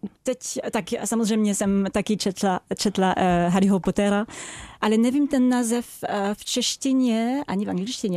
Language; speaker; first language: Czech; non-native, fluent; French